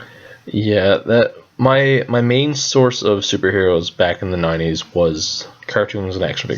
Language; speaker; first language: English; native; English